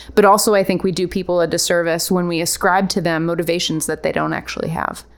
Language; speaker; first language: English; early bilingual, other home language; Italian